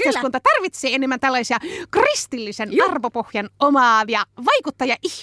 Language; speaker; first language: Finnish; native; Finnish